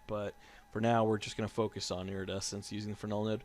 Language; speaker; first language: English; native; English